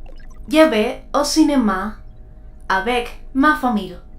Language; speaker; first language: French; non-native, learner; Spanish